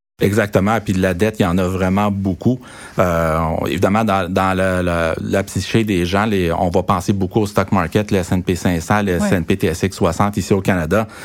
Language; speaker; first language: French; native; French